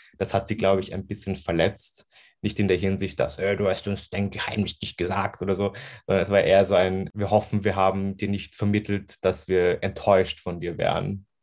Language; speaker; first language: German; native; German